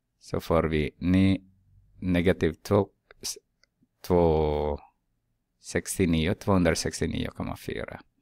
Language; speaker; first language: Swedish; non-native, fluent; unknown